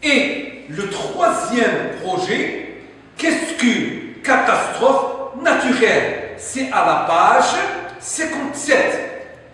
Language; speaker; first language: French; non-native, local second language; Arabic